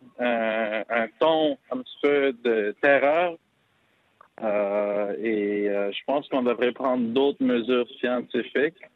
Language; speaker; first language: French; non-native, fluent; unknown